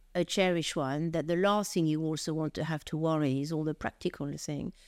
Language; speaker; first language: English; non-native, fluent; French